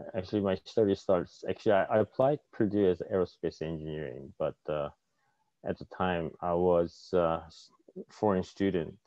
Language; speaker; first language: English; non-native, fluent; Korean